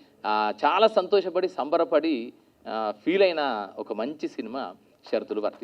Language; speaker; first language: Telugu; native; Telugu